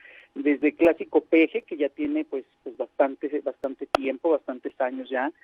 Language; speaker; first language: Spanish; native; Spanish